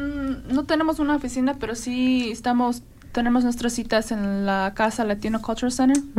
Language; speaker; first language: Spanish; early bilingual, heritage; Spanish